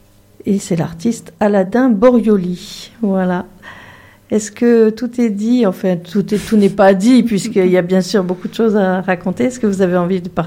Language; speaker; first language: French; native; French